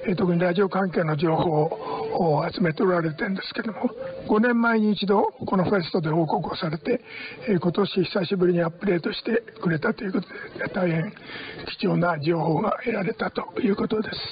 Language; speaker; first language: Japanese; native; Japanese